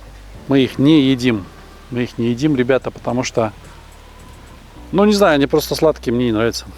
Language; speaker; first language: Russian; native; Russian